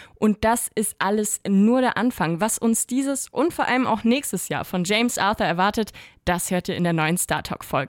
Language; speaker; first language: German; native; German